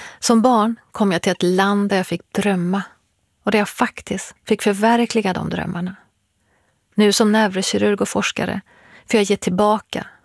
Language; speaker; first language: Swedish; early bilingual, other home language; Persian